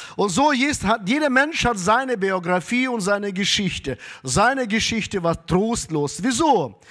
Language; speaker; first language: German; early bilingual, heritage; German